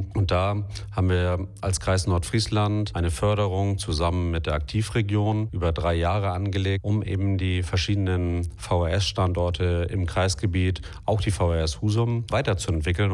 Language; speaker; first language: German; native; German